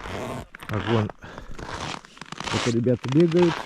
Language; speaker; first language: Russian; native; Russian